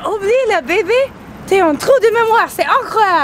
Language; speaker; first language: French; non-native, learner; English